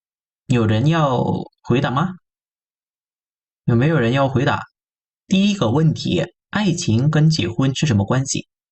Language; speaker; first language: Chinese; non-native, fluent; Indonesian